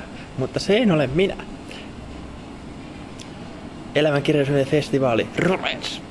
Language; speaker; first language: Finnish; native; Finnish